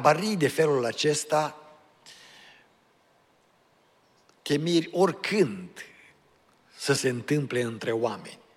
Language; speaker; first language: Romanian; native; Romanian